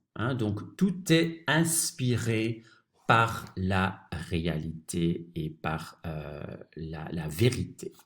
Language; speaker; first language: French; non-native, fluent; Dutch